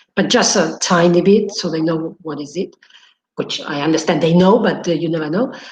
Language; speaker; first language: English; non-native, fluent; Catalan